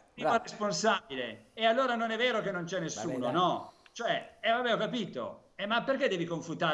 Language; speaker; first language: Italian; native; Italian